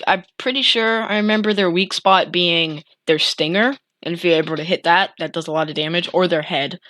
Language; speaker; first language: English; native; English